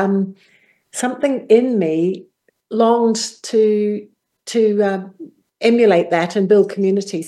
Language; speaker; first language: English; native; English